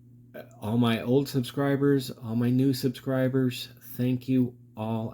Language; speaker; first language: English; native; English